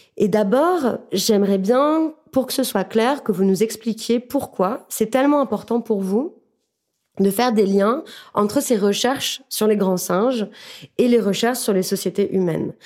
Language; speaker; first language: French; native; French